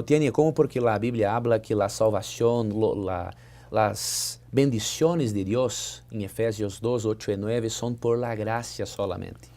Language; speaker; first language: Spanish; non-native, fluent; Portuguese